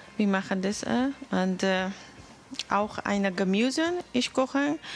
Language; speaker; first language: German; non-native, learner; Persian